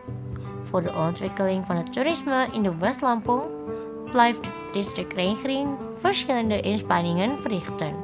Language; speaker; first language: Dutch; non-native, fluent; Indonesian